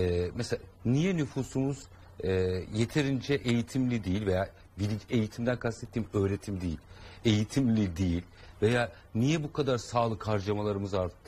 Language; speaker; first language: Turkish; native; Turkish